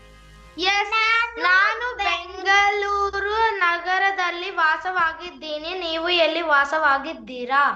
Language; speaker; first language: Kannada; non-native, learner; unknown